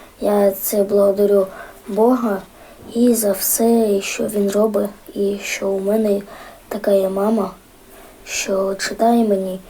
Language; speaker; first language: Ukrainian; non-native, local second language; Russian